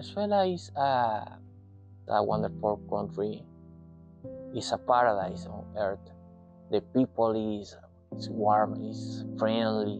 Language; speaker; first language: English; non-native, learner; Spanish